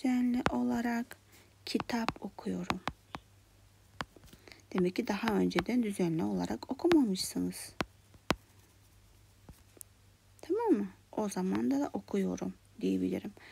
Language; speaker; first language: Turkish; non-native, fluent; Kara-Kalpak